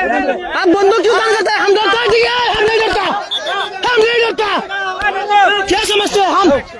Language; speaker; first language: Hindi; non-native, learner; Bangla